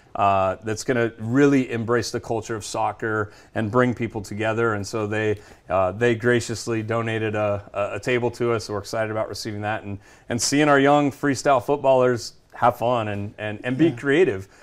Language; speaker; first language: English; native; English